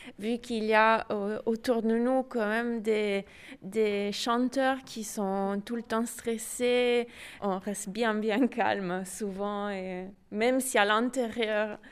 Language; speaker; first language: French; non-native, fluent; Italian